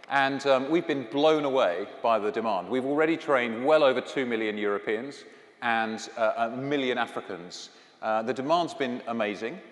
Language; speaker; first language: English; native; English